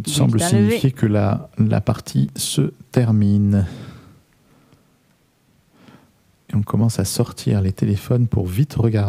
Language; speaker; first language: French; native; French